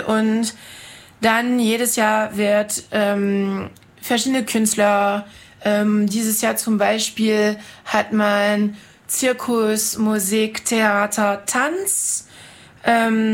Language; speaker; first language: German; non-native, fluent; French